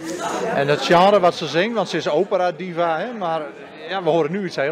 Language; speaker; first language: Dutch; native; Dutch